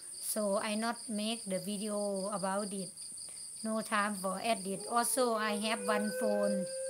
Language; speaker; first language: English; non-native, learner; Thai